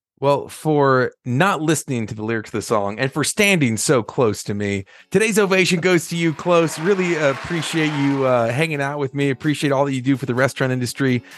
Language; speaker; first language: English; native; English